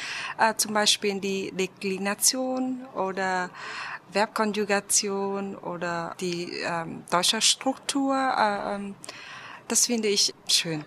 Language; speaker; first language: German; non-native, fluent; Vietnamese